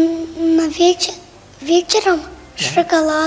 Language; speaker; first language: Russian; non-native, local second language; Tajik